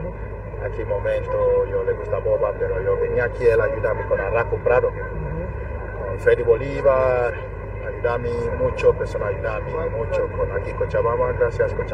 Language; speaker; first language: Spanish; non-native, learner; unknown